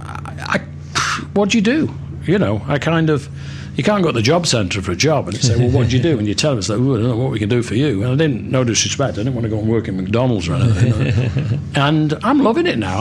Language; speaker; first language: English; native; English